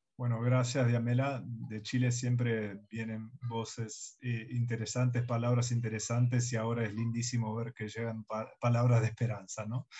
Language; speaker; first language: Spanish; early bilingual, heritage; Spanish